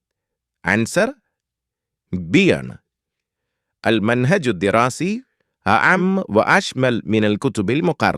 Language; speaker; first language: Arabic; non-native, fluent; Malayalam